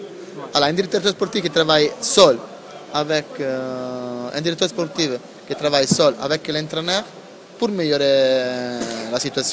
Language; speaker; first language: French; non-native, learner; Italian